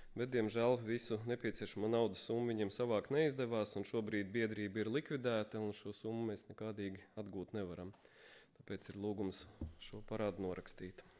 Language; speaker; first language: Latvian; native; Latvian